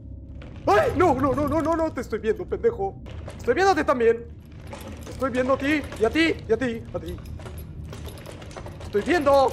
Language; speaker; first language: Spanish; native; Spanish